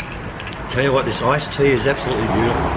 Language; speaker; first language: English; native; English